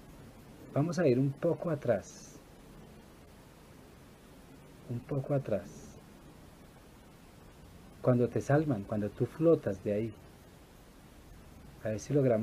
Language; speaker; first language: Spanish; native; Spanish